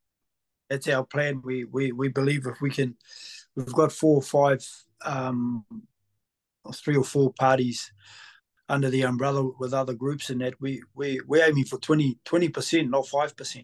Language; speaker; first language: English; native; English